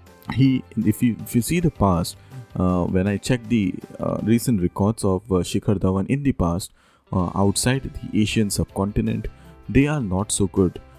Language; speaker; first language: English; non-native, local second language; Hindi